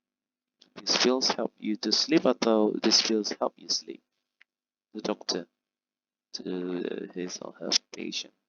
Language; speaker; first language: English; non-native, fluent; Indonesian